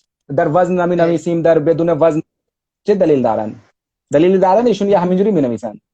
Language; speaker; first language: Persian; non-native, fluent; Hindi